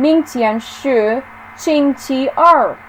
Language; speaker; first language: Chinese; non-native, learner; English